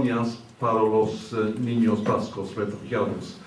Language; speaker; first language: Spanish; early bilingual, heritage; English